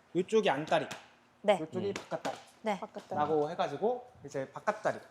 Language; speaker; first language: Korean; non-native, fluent; German